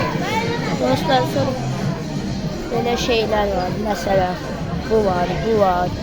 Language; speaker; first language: Turkish; non-native, learner; Azerbaijani